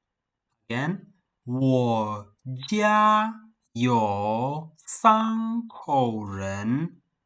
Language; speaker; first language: Chinese; non-native, fluent; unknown